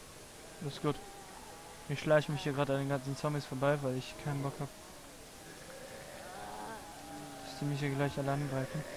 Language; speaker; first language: German; native; German